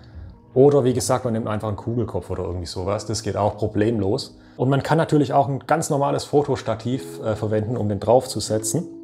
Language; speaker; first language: German; native; German